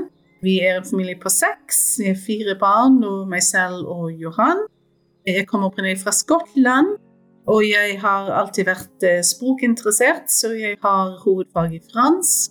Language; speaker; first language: Norwegian; non-native, fluent; English